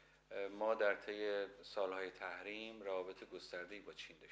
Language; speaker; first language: Persian; native; Persian